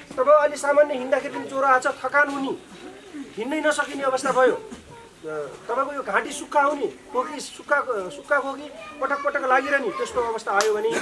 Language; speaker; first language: Nepali; non-native, local second language; Dangaura Tharu